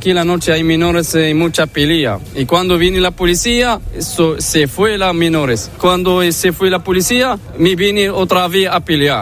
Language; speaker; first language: Spanish; non-native, learner; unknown